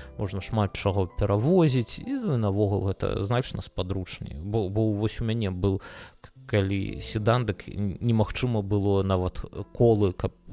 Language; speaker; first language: Belarusian; non-native, local second language; Russian